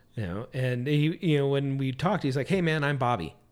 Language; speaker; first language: English; native; English